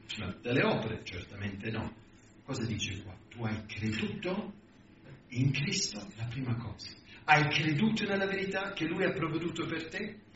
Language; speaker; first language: Italian; non-native, fluent; English